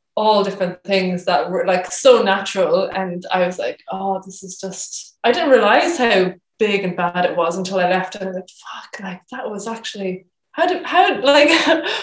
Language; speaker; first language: English; native; English